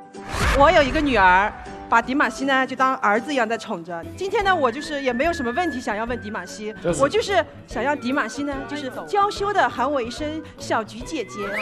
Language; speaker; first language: Chinese; native; Chinese